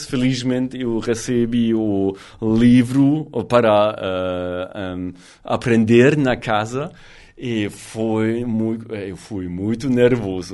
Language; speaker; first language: Portuguese; non-native, learner; German